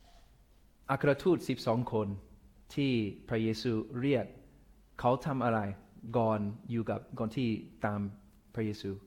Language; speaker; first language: Thai; non-native, fluent; English